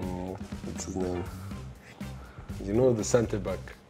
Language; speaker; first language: English; non-native, fluent; Arabic